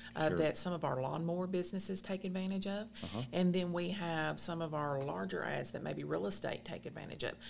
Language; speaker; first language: English; native; English